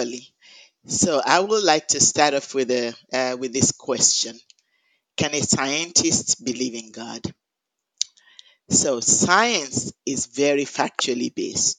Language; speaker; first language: English; non-native, local second language; Yoruba